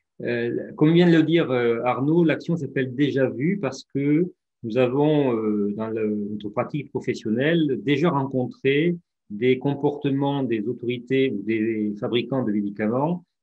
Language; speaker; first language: French; native; French